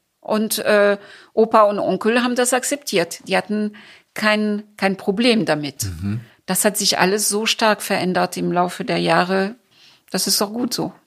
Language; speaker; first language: German; non-native, fluent; French